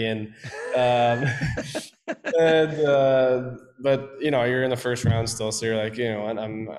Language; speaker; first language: English; native; English